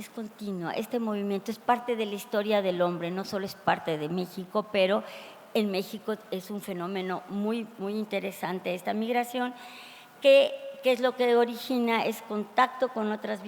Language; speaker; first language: Spanish; native; Spanish